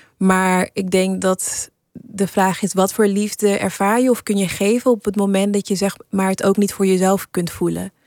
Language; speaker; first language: Dutch; early bilingual, other home language; English